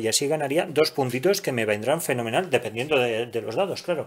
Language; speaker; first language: Spanish; native; Spanish